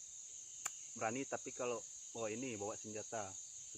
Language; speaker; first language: Malay; native; Malay